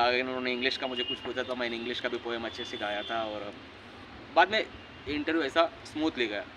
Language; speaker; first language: Hindi; non-native, local second language; Marathi